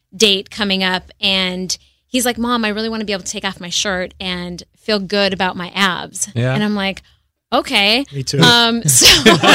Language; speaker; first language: English; native; English